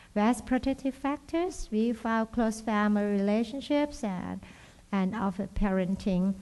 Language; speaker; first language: English; non-native, learner; Thai